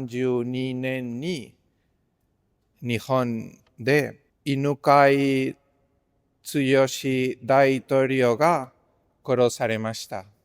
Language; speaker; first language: Japanese; non-native, fluent; Spanish